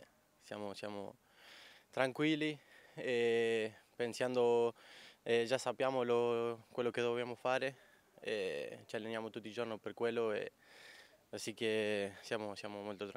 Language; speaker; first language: Italian; non-native, fluent; Spanish